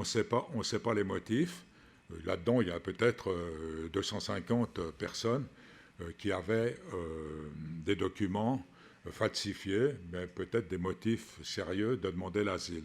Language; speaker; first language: French; native; French